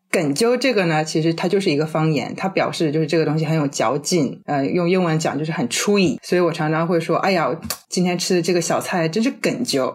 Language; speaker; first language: Chinese; native; Chinese